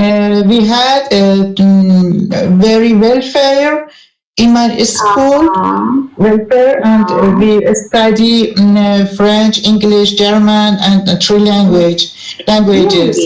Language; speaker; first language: English; non-native, learner; Persian